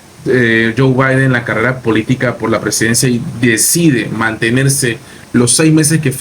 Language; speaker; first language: Spanish; native; Spanish